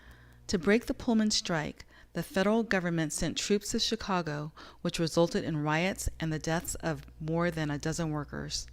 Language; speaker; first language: English; native; English